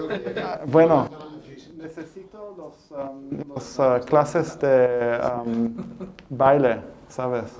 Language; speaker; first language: Spanish; non-native, fluent; English